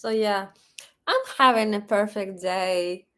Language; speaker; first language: English; non-native, fluent; Russian